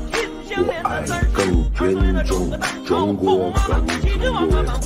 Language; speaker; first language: Chinese; non-native, learner; English